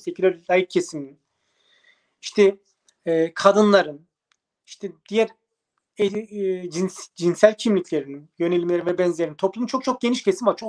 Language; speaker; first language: Turkish; native; Turkish